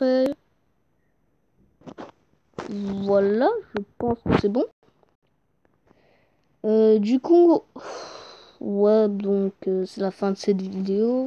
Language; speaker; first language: French; native; French